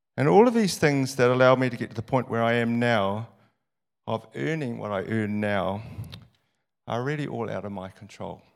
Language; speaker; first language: English; native; English